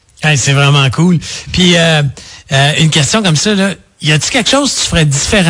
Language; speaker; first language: French; native; French